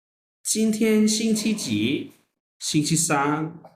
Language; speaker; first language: Chinese; non-native, fluent; Urdu